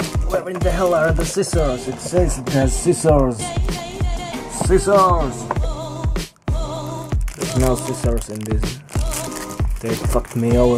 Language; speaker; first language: English; non-native, fluent; Finnish